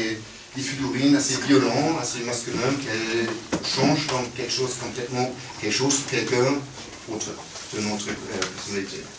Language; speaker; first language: French; non-native, fluent; German